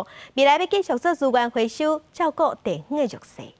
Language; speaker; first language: Chinese; native; Chinese